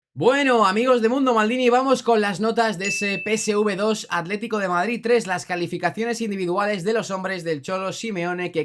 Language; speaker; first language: Spanish; native; Spanish